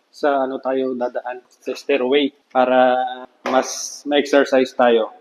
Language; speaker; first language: Filipino; native; Filipino